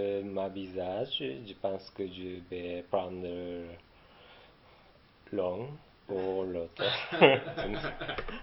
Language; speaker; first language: French; non-native, learner; Japanese